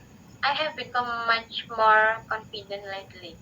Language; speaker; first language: English; non-native, learner; Indonesian